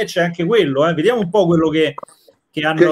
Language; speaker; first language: Italian; native; Italian